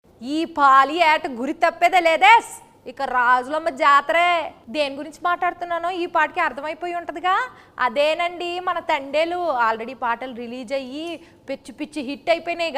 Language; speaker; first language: Telugu; native; Telugu